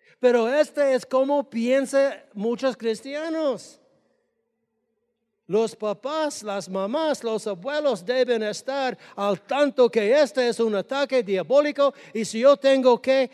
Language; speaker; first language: Spanish; non-native, fluent; English